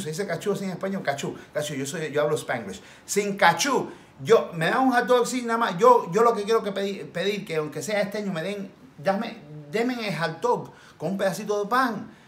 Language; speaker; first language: Spanish; early bilingual, heritage; Spanish